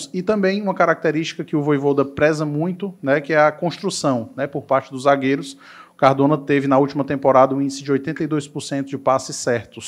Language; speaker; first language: Portuguese; native; Portuguese